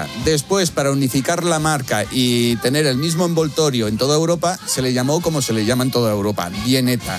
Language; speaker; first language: Spanish; native; Spanish